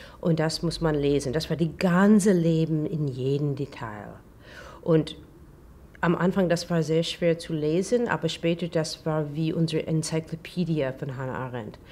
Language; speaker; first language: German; non-native, learner; English